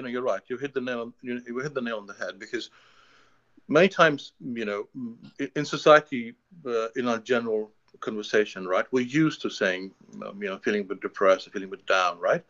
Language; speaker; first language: English; non-native, local second language; Hindi